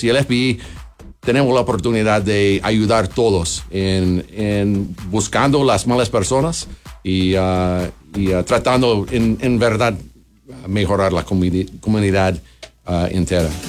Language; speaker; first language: Spanish; non-native, learner; English